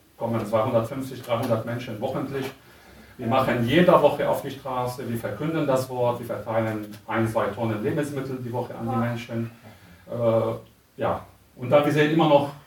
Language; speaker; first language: German; non-native, learner; Arabic